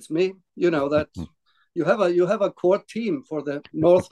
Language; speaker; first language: English; non-native, fluent; Icelandic